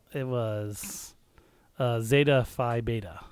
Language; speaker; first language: English; early bilingual, other home language; Slovenian